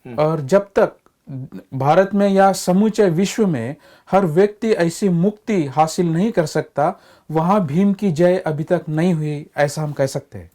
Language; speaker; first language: Hindi; non-native, local second language; Marathi